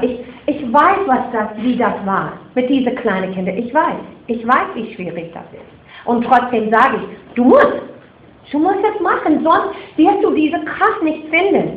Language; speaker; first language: German; non-native, fluent; English